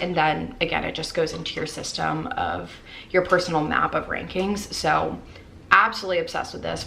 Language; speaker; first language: English; native; English